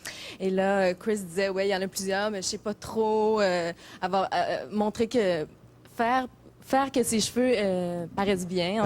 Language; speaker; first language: French; native; French